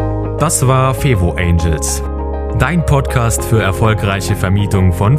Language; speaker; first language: German; native; German